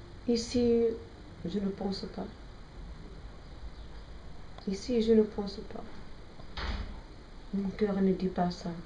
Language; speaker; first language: French; non-native, local second language; Arabic